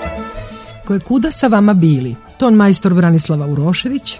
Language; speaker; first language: Serbian; native; Serbian